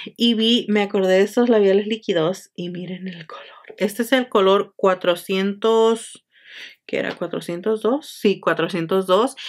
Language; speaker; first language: Spanish; early bilingual, heritage; Spanish